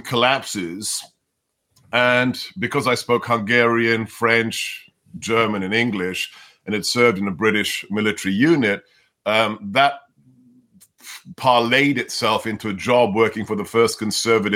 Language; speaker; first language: English; non-native, local second language; Hungarian